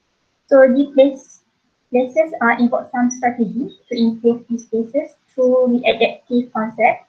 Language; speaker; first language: English; non-native, local second language; Malay